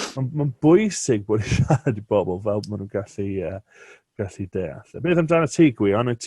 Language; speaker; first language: Welsh; non-native, local second language; English